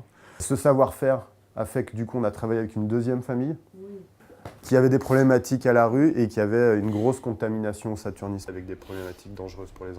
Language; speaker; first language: French; native; French